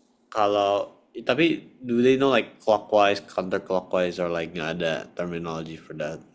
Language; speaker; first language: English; non-native, fluent; Indonesian